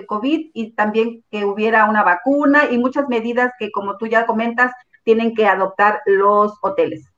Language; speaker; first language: Spanish; native; Spanish